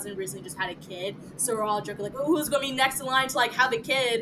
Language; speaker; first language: English; early bilingual, other home language; French